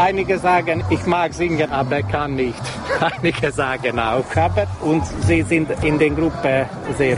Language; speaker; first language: German; non-native, local second language; Hungarian